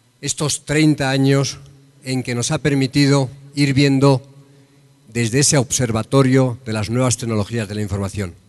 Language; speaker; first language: Spanish; native; Spanish